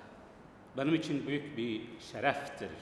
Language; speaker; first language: Turkish; non-native, fluent; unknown